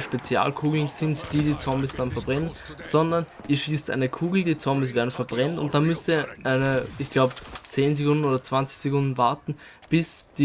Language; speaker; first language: German; native; German